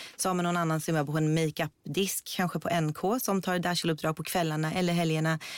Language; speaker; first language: Swedish; early bilingual, other home language; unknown